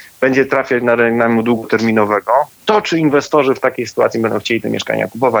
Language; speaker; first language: Polish; native; Polish